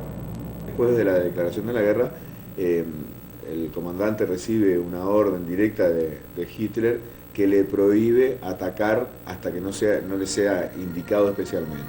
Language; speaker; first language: Spanish; native; Spanish